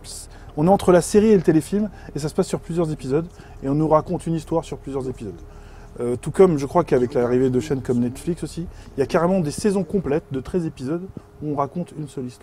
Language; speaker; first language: French; native; French